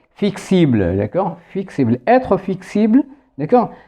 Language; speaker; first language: French; non-native, local second language; Arabic